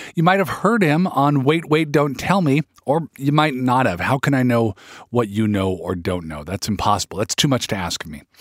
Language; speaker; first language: English; native; English